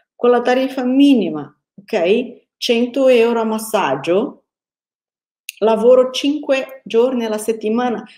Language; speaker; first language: Italian; non-native, fluent; Portuguese